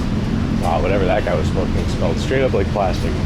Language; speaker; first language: English; native; English